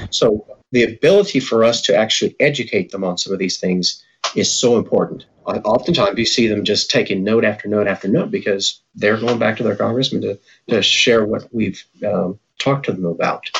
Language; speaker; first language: English; early bilingual, other home language; Spanish